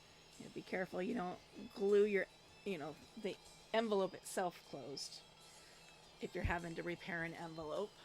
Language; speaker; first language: English; native; English